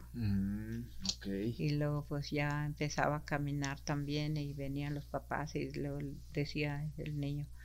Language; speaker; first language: Spanish; non-native, local second language; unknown